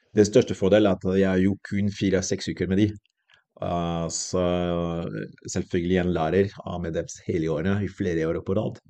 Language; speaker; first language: Norwegian; non-native, fluent; French